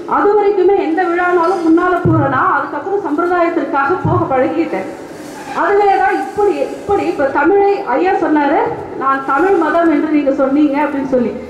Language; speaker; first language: Tamil; non-native, local second language; Badaga